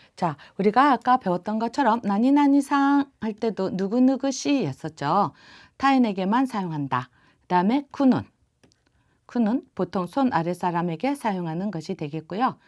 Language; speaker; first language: Korean; native; Korean